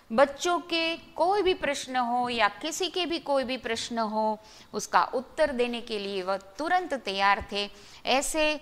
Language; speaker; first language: Hindi; non-native, local second language; Gujarati